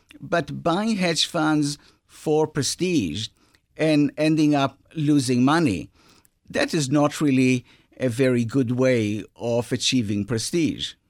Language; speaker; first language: English; non-native, fluent; Hebrew